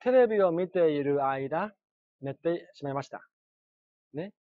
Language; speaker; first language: Japanese; non-native, fluent; Chinese